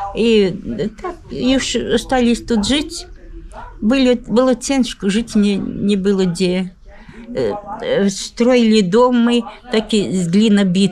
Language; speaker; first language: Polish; early bilingual, heritage; Polish